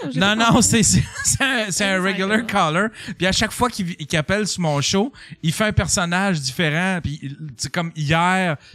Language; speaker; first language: French; native; French